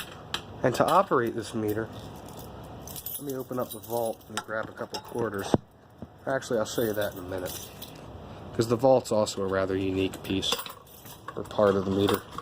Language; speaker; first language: English; native; English